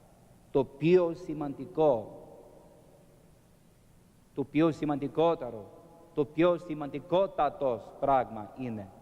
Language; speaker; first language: Greek; non-native, learner; English